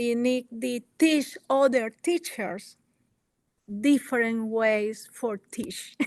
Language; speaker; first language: English; non-native, learner; Spanish